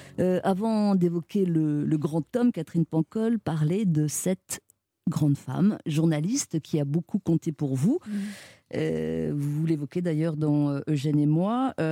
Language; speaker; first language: French; native; French